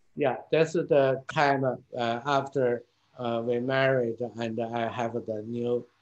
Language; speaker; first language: English; non-native, fluent; Chinese